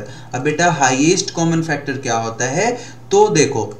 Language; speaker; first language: Hindi; native; Hindi